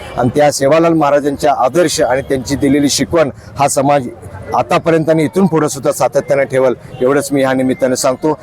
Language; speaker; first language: Marathi; native; Marathi